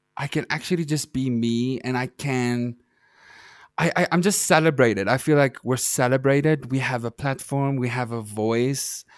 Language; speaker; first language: English; non-native, local second language; Afrikaans